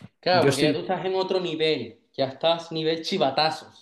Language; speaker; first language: Spanish; native; Spanish